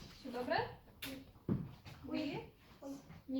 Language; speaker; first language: Russian; non-native, local second language; Ukrainian